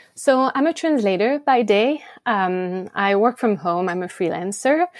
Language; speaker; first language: English; non-native, fluent; French